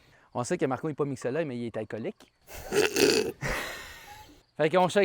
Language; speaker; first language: French; native; French